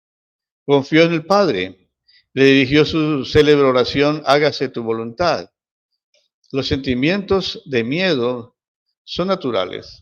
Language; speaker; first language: Spanish; native; Spanish